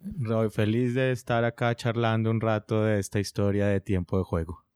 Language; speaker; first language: Spanish; native; Spanish